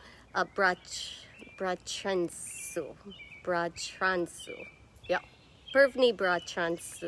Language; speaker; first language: Czech; non-native, learner; English